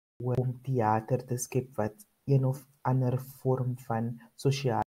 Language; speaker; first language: Afrikaans; non-native, local second language; English